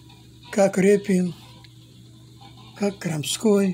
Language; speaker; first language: Russian; non-native, fluent; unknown